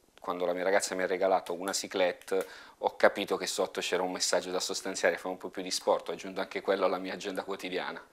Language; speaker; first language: Italian; native; Italian